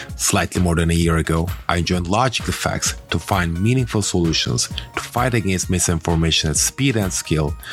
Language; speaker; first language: English; non-native, fluent; Turkish